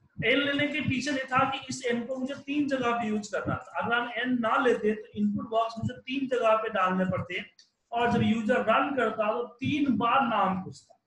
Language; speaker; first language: Hindi; native; Hindi